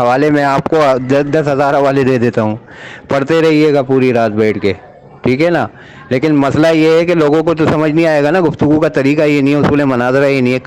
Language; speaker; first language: Urdu; native; Urdu